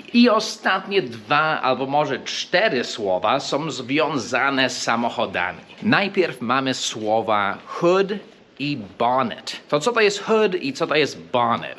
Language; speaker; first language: Polish; non-native, fluent; English